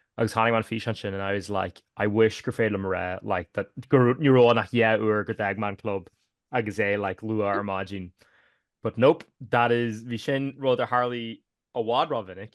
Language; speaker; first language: Irish; native; Irish